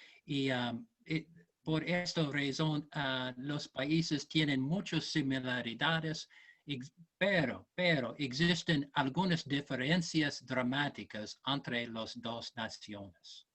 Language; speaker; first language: Spanish; non-native, learner; English